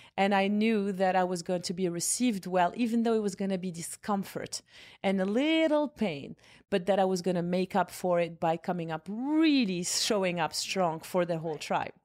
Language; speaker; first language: English; non-native, fluent; Arabic